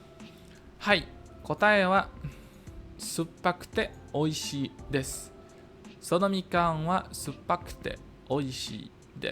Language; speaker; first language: Japanese; non-native, fluent; Indonesian